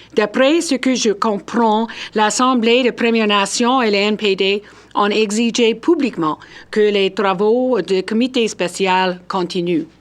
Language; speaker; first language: French; non-native, local second language; English